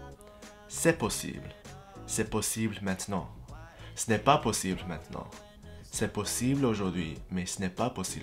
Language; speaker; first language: French; non-native, learner; English